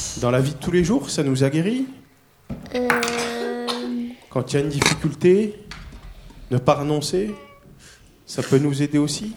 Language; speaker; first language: French; native; French